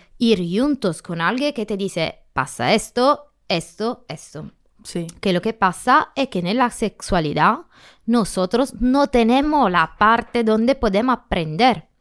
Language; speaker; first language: Spanish; non-native, learner; Italian